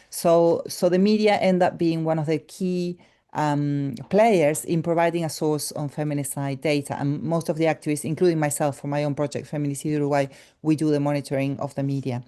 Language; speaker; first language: English; non-native, fluent; Spanish